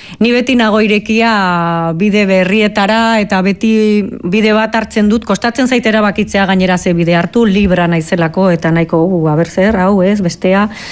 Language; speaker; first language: Basque; non-native, local second language; Spanish